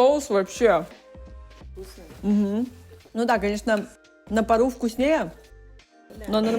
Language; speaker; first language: Russian; early bilingual, other home language; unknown